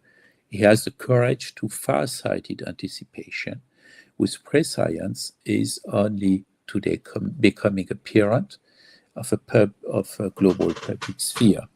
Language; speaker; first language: English; non-native, fluent; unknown